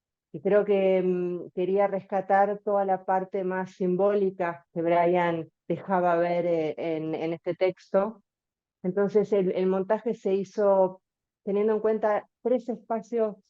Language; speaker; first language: Spanish; native; Spanish